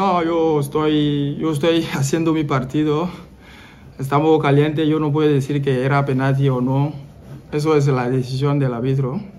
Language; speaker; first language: Spanish; non-native, fluent; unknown